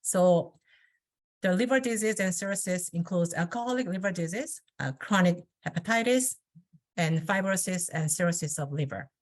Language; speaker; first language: English; non-native, fluent; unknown